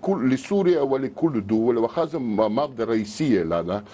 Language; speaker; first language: Arabic; non-native, learner; Russian